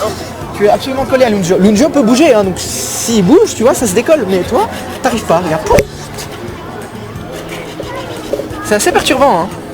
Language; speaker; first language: French; native; French